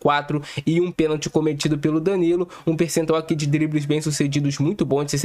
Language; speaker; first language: Portuguese; native; Portuguese